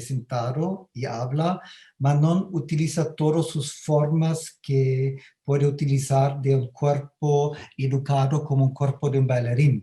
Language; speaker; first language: Spanish; non-native, fluent; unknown